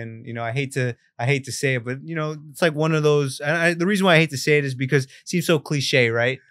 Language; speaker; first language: English; early bilingual, other home language; Spanish